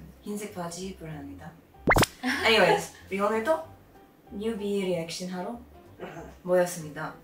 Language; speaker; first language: Korean; non-native, fluent; English